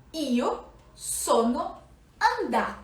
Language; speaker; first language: Italian; non-native, fluent; Portuguese